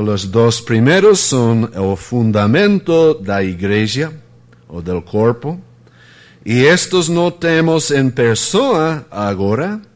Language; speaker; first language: Spanish; non-native, fluent; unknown